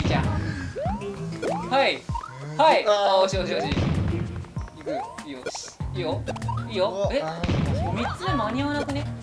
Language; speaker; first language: Japanese; native; Japanese